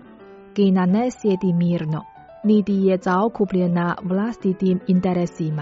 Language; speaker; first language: Croatian; native; Croatian